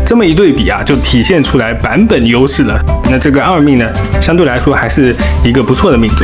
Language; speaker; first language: Chinese; native; Chinese